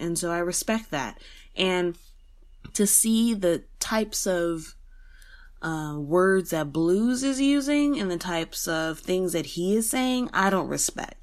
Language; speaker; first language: English; native; English